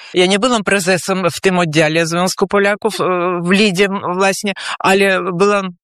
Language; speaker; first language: Polish; early bilingual, heritage; Polish